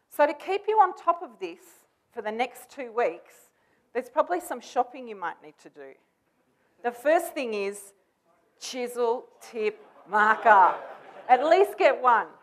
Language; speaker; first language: English; native; English